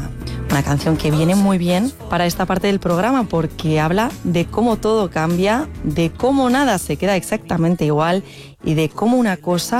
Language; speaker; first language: Spanish; native; Spanish